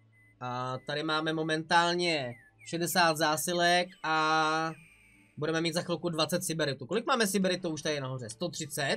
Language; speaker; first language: Czech; native; Czech